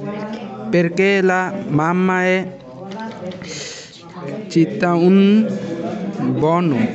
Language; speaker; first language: Italian; non-native, learner; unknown